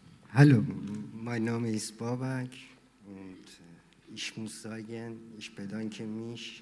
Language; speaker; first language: German; non-native, learner; Persian